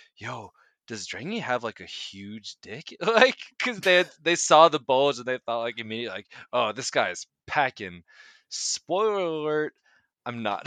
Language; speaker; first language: English; native; English